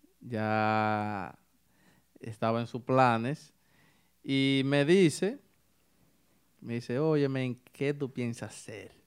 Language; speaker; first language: Spanish; native; Spanish